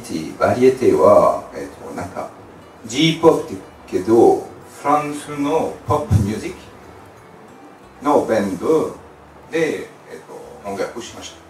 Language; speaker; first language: Japanese; non-native, learner; French